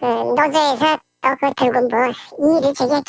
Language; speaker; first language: Korean; native; Korean